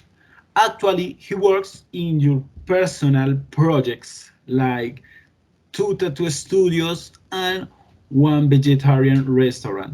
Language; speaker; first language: English; non-native, learner; Spanish